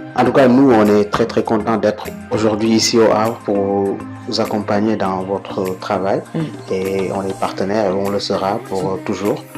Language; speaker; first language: French; non-native, local second language; Wolof